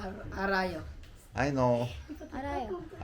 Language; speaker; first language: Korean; non-native, learner; Cebuano